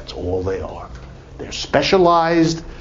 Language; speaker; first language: English; native; English